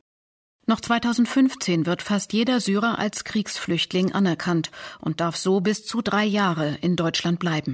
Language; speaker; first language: German; native; German